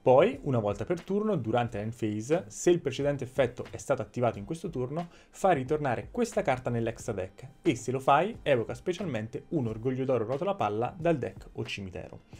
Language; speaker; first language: Italian; native; Italian